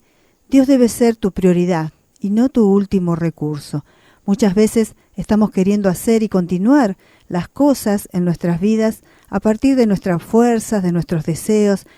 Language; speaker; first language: Spanish; native; Spanish